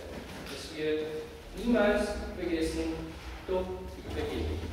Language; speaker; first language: German; non-native, fluent; Chinese